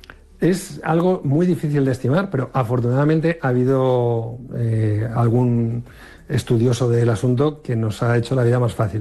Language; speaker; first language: Spanish; native; Spanish